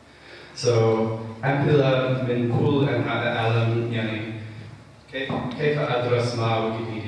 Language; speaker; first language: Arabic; non-native, fluent; English